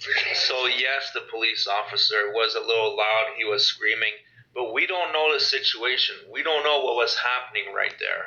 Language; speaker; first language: English; native; English